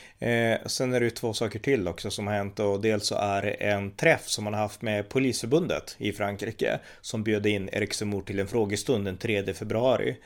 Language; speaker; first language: Swedish; native; Swedish